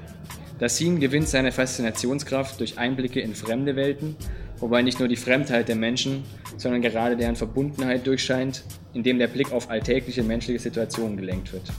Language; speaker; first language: German; native; German